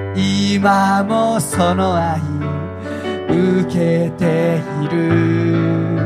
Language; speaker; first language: Japanese; non-native, fluent; Hebrew